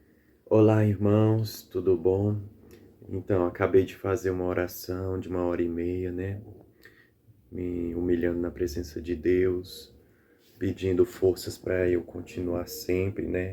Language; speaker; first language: Portuguese; native; Portuguese